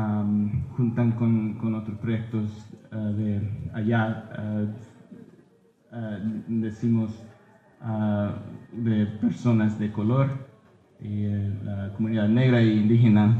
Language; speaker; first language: Spanish; early bilingual, heritage; Spanish